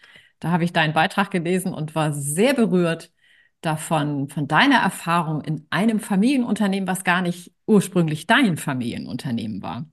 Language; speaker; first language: German; native; German